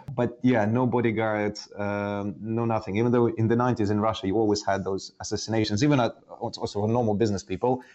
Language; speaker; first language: English; non-native, fluent; Estonian